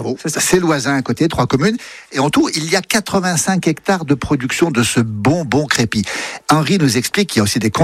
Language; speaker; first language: French; native; French